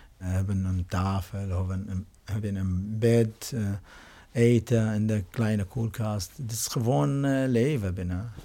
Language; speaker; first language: Dutch; non-native, learner; Arabic